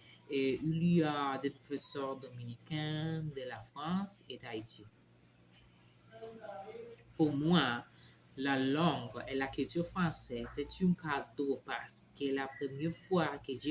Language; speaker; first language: French; non-native, learner; Spanish